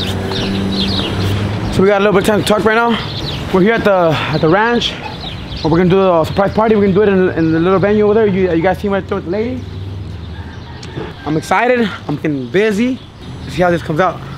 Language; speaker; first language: English; early bilingual, other home language; Spanish